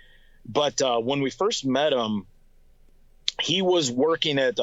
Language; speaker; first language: English; native; English